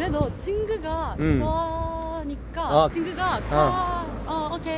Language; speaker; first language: Korean; non-native, learner; Japanese